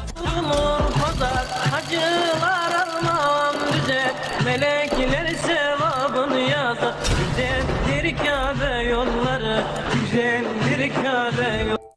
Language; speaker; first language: Turkish; native; Turkish